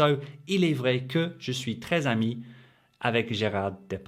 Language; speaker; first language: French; non-native, fluent; English